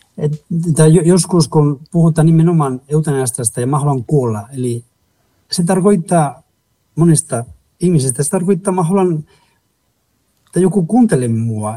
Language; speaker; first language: Finnish; non-native, fluent; Spanish